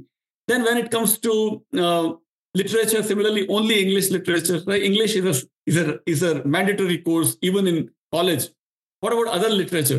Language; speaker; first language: English; non-native, local second language; Marwari